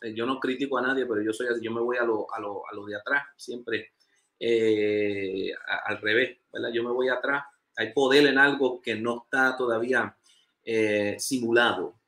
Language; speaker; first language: Spanish; early bilingual, heritage; Spanish